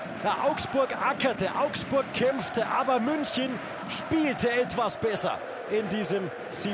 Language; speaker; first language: German; native; German